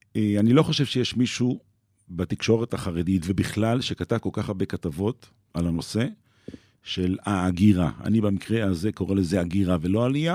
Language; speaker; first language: Hebrew; native; Hebrew